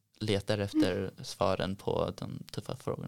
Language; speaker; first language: Swedish; early bilingual, heritage; Swedish